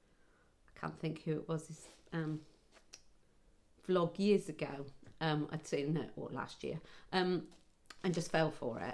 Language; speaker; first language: English; native; English